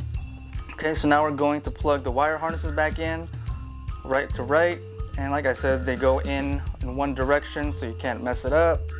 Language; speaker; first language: English; native; English